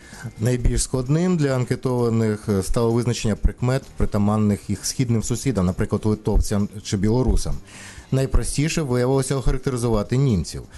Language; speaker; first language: Ukrainian; native; Ukrainian